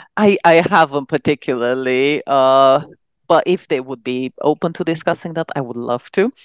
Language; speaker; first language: English; non-native, fluent; Romanian